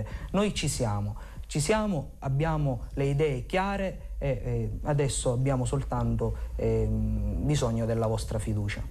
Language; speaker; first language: Italian; native; Italian